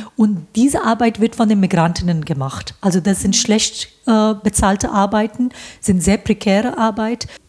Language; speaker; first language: German; non-native, fluent; Hindi